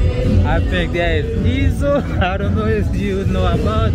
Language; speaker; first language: English; non-native, learner; Haitian Creole